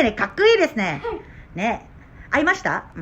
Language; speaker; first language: Japanese; non-native, learner; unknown